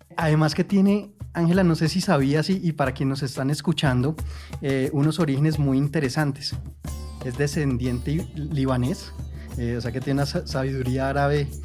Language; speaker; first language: Spanish; native; Spanish